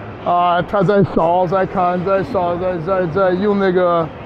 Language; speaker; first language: Chinese; non-native, fluent; English